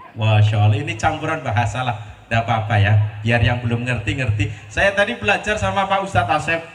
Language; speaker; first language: Indonesian; non-native, local second language; Javanese